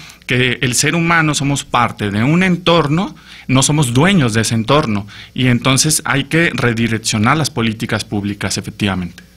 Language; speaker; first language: Spanish; native; Spanish